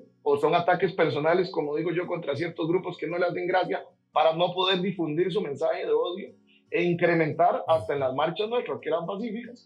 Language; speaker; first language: Spanish; native; Spanish